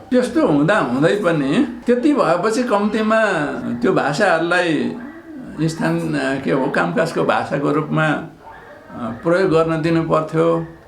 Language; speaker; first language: Nepali; non-native, local second language; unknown